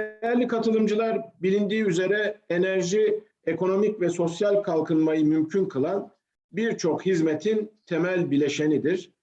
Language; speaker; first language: Turkish; native; Turkish